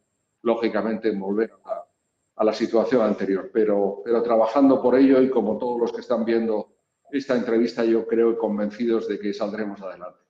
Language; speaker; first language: Spanish; native; Spanish